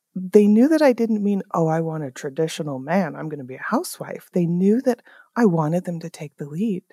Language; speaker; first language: English; native; English